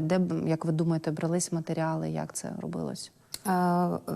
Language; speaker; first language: Ukrainian; native; Ukrainian